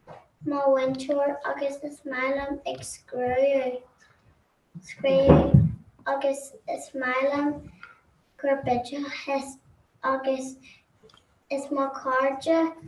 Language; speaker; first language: Irish; non-native, local second language; English